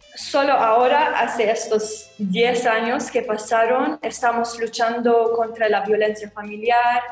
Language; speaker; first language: Spanish; non-native, learner; Arabic